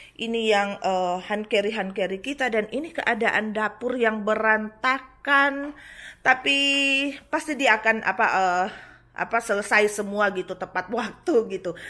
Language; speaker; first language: Indonesian; native; Indonesian